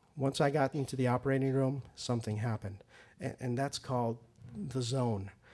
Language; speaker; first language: English; early bilingual, other home language; Persian